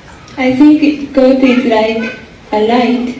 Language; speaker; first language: English; non-native, learner; Japanese